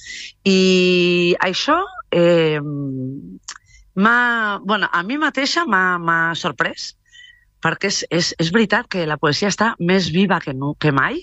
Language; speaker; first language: Catalan; non-native, local second language; Spanish